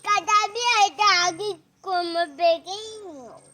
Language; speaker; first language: Spanish; early bilingual, heritage; Spanish